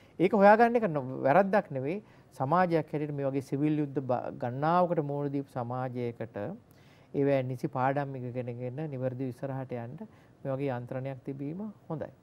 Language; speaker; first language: Sinhala; native; Sinhala